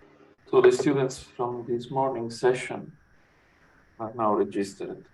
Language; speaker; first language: English; non-native, fluent; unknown